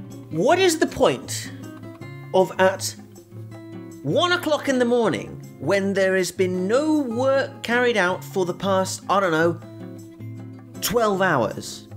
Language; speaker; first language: English; native; English